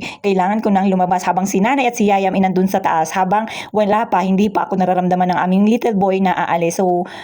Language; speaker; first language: Filipino; native; Filipino